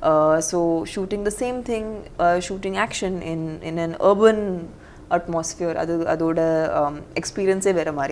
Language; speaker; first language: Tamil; non-native, local second language; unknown